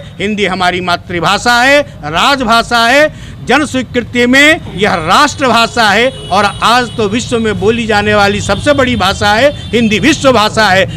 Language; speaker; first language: Hindi; native; Hindi